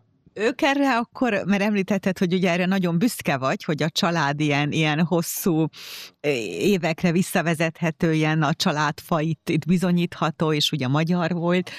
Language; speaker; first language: Hungarian; native; Hungarian